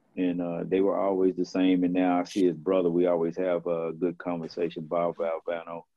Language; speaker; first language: English; native; English